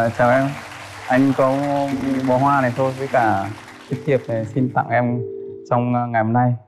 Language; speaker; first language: Vietnamese; native; Vietnamese